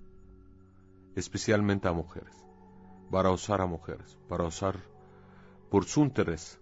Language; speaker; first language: Spanish; non-native, learner; Arabic